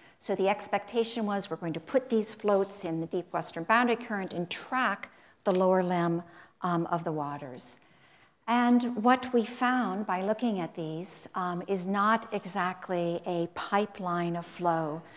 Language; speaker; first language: English; native; English